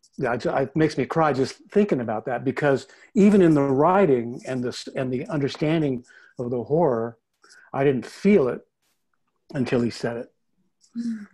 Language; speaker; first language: English; native; English